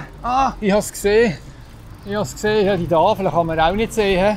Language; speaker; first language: German; native; German